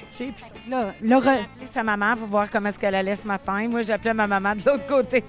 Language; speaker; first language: French; native; French